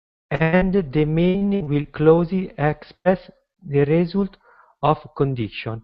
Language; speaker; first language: English; non-native, learner; Italian